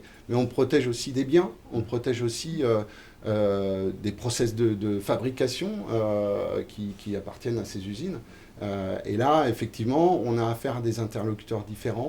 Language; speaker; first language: French; native; French